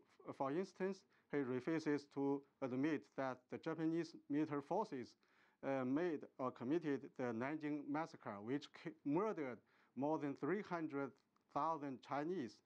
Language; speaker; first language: English; non-native, fluent; Chinese